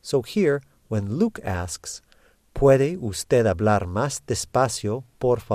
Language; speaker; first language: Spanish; non-native, fluent; English